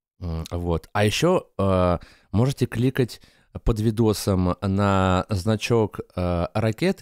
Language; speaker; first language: Russian; native; Russian